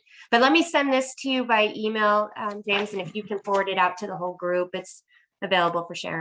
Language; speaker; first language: English; native; English